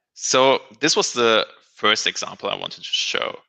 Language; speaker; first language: English; non-native, fluent; German